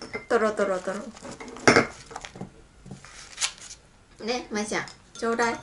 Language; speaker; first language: Japanese; non-native, learner; Vietnamese